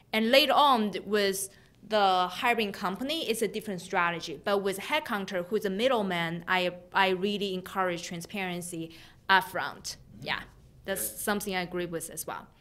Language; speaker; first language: English; non-native, fluent; Chinese